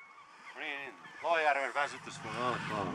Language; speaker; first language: Finnish; native; Finnish